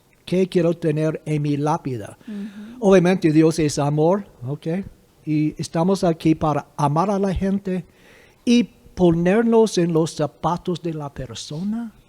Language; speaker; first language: Spanish; non-native, fluent; English